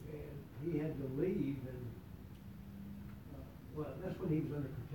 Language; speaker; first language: English; native; English